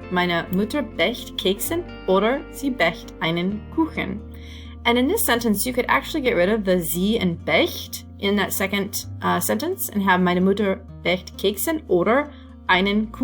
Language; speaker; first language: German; non-native, fluent; English